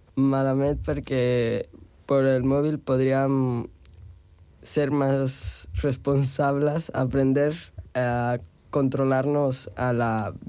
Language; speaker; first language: Catalan; non-native, local second language; Spanish